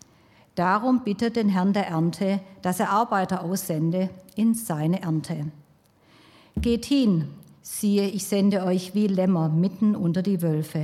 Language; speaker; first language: German; native; German